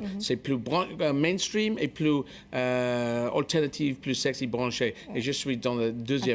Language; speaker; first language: French; non-native, fluent; English